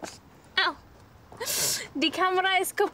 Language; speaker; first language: German; non-native, learner; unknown